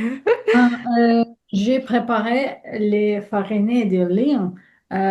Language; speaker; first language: French; non-native, learner; Russian